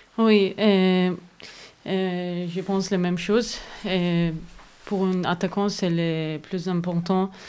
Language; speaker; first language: French; non-native, learner; German